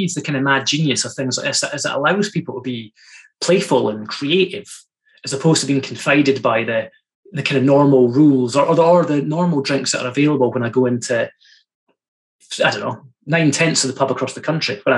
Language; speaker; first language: English; native; English